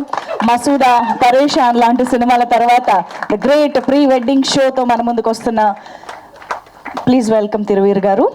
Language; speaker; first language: Telugu; native; Telugu